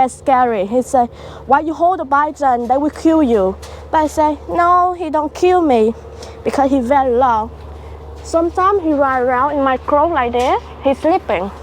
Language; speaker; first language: English; non-native, learner; Vietnamese